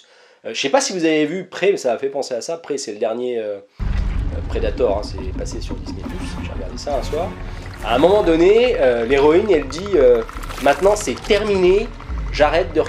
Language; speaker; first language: French; native; French